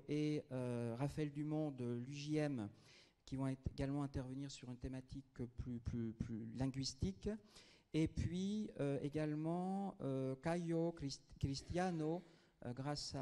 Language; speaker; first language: French; native; French